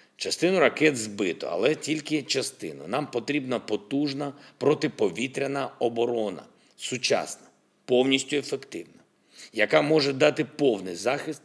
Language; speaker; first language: Ukrainian; non-native, local second language; Russian